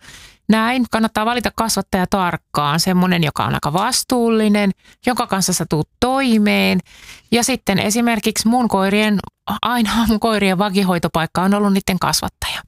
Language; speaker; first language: Finnish; native; Finnish